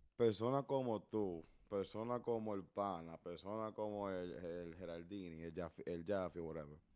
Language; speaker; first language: Spanish; early bilingual, heritage; Spanish